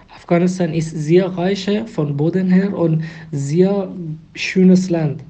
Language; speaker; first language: German; non-native, fluent; Persian